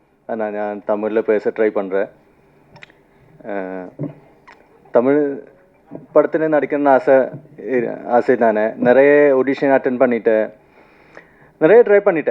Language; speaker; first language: Tamil; non-native, learner; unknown